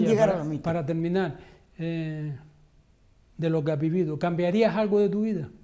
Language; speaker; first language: Spanish; native; Spanish